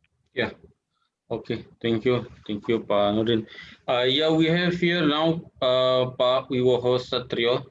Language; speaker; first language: English; non-native, learner; Indonesian